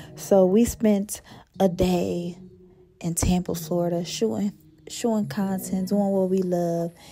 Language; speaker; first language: English; native; English